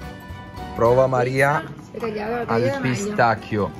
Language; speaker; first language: Spanish; non-native, fluent; Italian